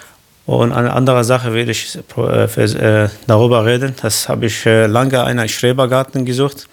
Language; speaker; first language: German; non-native, learner; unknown